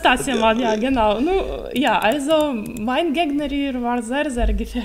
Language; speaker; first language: German; non-native, learner; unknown